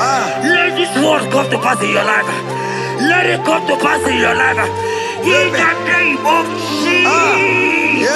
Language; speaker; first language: English; non-native, local second language; Igbo